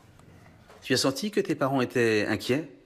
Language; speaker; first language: French; native; French